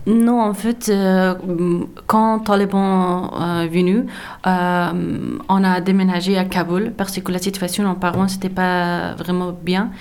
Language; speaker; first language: French; non-native, learner; Persian